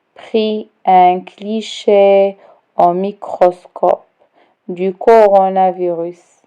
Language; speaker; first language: French; non-native, local second language; Arabic